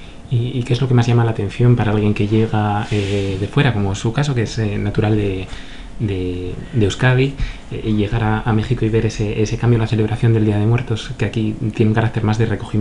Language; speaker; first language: Spanish; native; Spanish